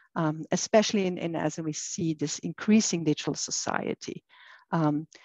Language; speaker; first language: English; non-native, fluent; German